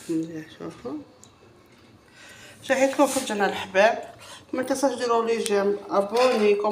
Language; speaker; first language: Arabic; native; Arabic